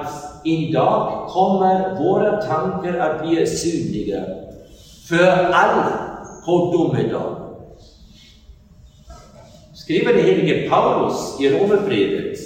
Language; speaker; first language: Swedish; non-native, fluent; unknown